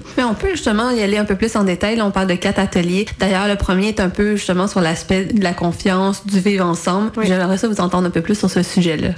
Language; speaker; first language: French; native; French